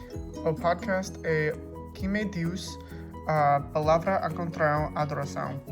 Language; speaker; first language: Portuguese; non-native, learner; English